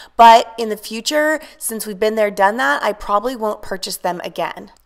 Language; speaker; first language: English; native; English